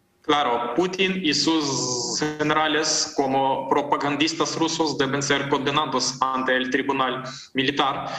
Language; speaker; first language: Spanish; non-native, fluent; Ukrainian